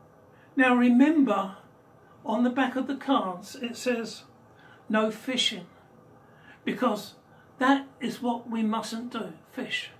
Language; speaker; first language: English; native; English